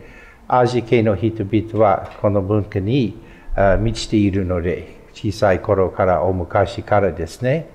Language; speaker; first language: Japanese; non-native, fluent; English